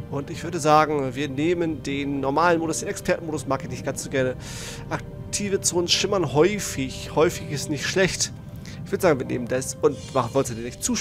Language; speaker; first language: German; native; German